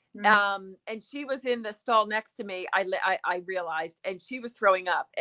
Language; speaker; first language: English; native; English